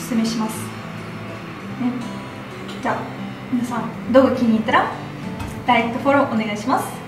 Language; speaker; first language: Japanese; non-native, fluent; Russian